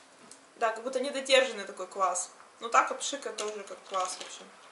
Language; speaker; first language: Russian; native; Russian